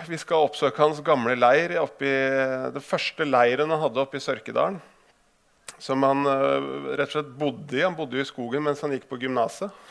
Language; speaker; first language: Norwegian; native; Norwegian